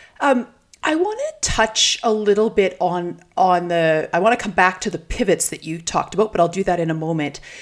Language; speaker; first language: English; native; English